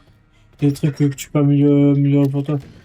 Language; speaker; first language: French; native; French